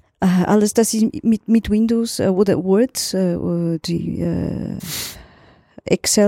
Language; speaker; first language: German; non-native, learner; Portuguese